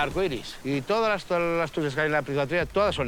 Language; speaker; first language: Spanish; native; Spanish